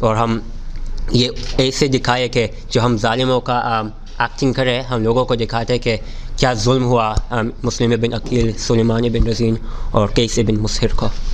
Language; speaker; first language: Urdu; early bilingual, heritage; Urdu